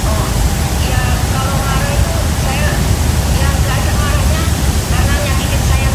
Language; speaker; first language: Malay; non-native, local second language; Javanese